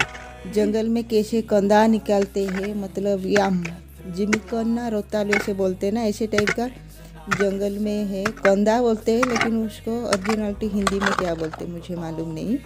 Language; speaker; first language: Hindi; non-native, local second language; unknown